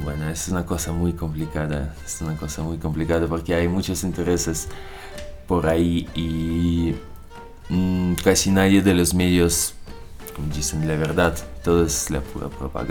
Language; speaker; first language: Spanish; non-native, fluent; Russian